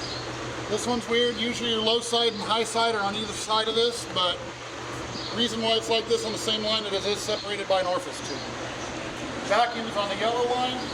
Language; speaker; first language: English; native; English